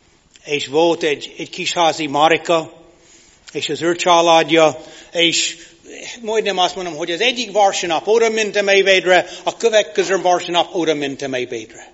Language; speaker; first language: Hungarian; non-native, fluent; English